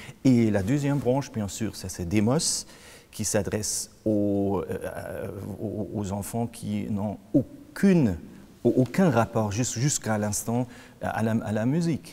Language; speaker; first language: French; non-native, fluent; German